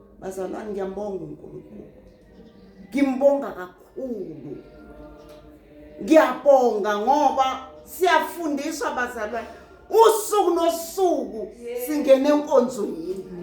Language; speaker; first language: Zulu; native; Zulu